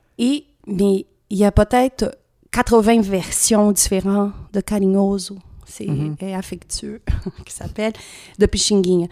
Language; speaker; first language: French; non-native, fluent; Portuguese